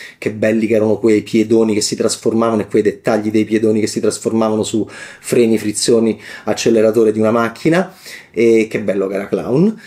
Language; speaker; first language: Italian; native; Italian